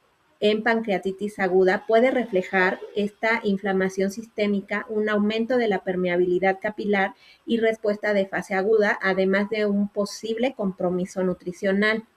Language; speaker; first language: Spanish; native; Spanish